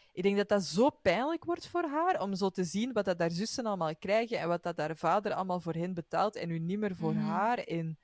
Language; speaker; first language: Dutch; native; Dutch